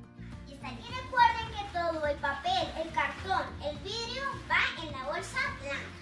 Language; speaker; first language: Spanish; native; Spanish